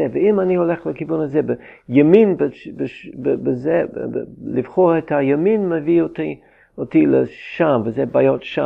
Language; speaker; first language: Hebrew; non-native, fluent; English